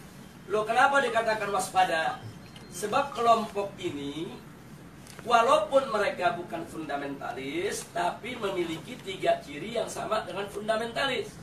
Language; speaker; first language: Indonesian; native; Indonesian